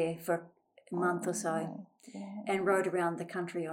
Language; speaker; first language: English; native; English